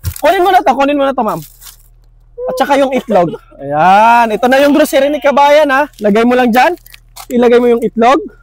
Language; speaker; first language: Filipino; native; Filipino